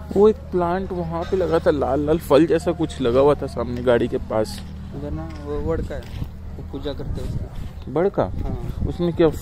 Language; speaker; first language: Hindi; native; Hindi